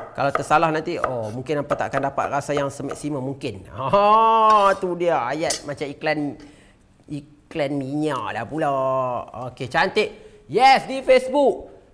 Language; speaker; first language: Malay; native; Malay